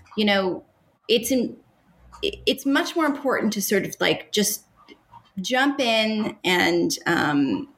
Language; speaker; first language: English; native; English